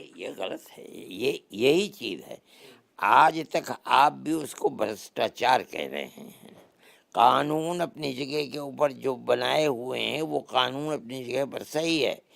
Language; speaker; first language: Urdu; native; Urdu